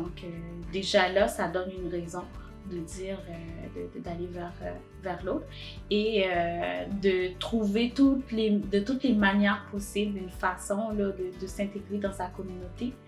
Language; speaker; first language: French; non-native, local second language; Haitian Creole